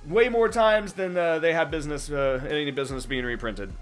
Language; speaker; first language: English; native; English